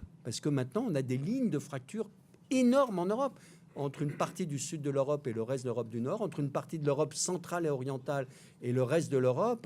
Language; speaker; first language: French; native; French